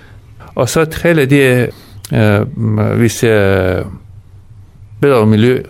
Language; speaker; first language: Danish; non-native, fluent; Persian